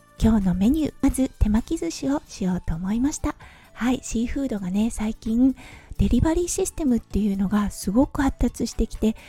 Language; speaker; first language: Japanese; native; Japanese